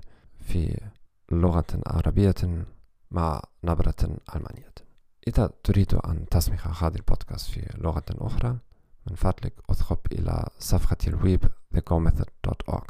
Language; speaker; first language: Arabic; non-native, learner; German